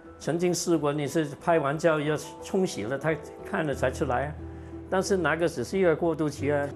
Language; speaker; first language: Chinese; non-native, local second language; Cantonese